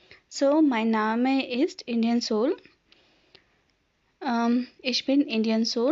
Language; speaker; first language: German; non-native, fluent; Hindi